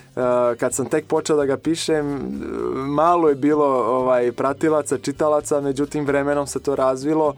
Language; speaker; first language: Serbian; non-native, fluent; Portuguese